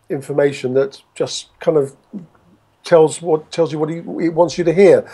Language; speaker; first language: English; native; English